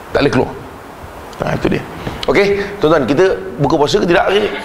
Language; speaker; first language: Malay; native; Malay